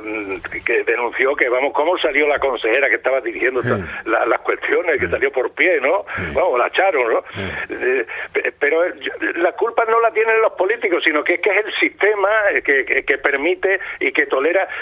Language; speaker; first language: Spanish; native; Spanish